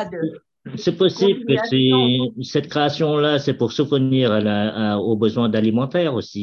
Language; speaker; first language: French; non-native, fluent; Vietnamese